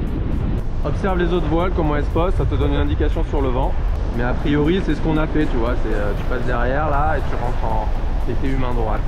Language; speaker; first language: French; native; French